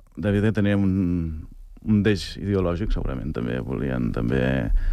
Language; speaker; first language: Catalan; native; Catalan